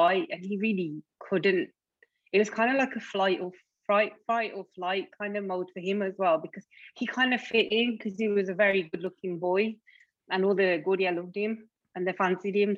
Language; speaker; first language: English; native; English